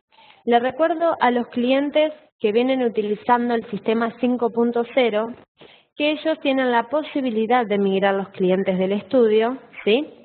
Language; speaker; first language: Spanish; native; Spanish